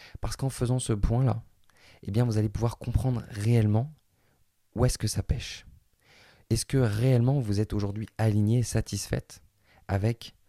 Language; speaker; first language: French; native; French